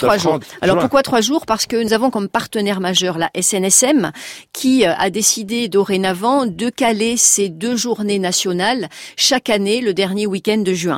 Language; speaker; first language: French; native; French